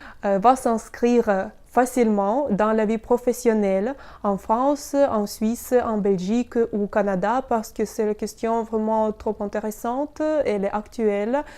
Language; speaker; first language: French; non-native, fluent; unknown